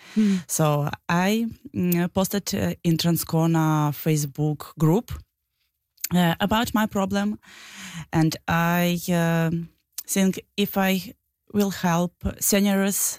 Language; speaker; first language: English; non-native, learner; Ukrainian